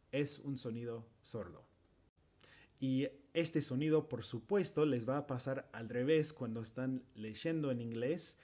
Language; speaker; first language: Spanish; non-native, fluent; English